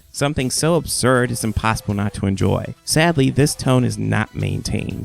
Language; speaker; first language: English; native; English